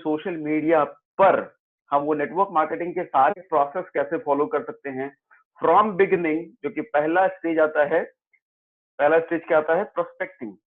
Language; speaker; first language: Hindi; native; Hindi